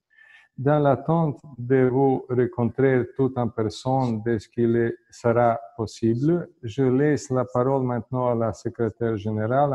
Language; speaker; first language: French; non-native, fluent; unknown